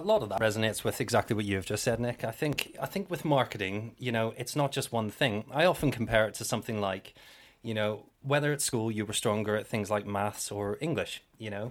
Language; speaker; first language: English; native; English